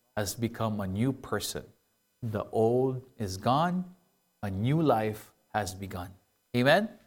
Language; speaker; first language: English; non-native, local second language; Filipino